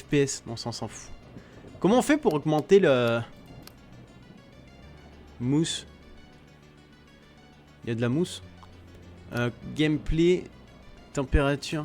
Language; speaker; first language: French; native; French